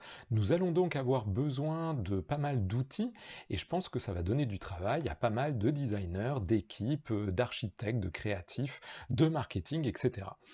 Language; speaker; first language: French; native; French